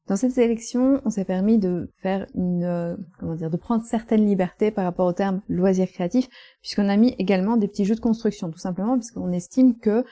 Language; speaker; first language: French; native; French